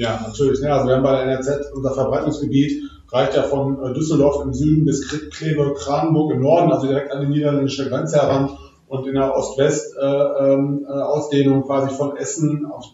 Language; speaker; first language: German; native; German